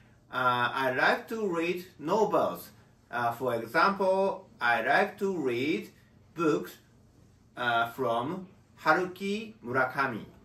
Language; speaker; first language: English; non-native, learner; Japanese